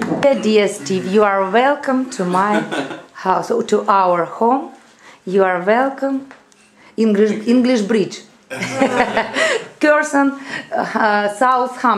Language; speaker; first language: English; non-native, learner; Russian